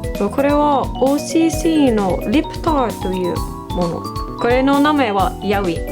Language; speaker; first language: Japanese; non-native, learner; English